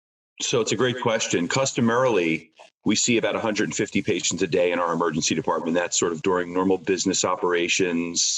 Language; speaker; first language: English; native; English